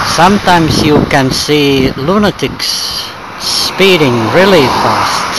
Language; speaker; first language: English; non-native, fluent; Finnish